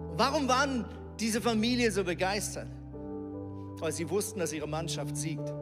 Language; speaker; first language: German; native; German